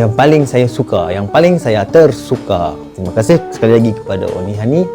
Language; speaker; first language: Malay; native; Malay